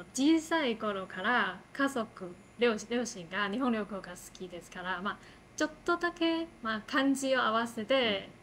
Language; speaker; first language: Japanese; non-native, fluent; Chinese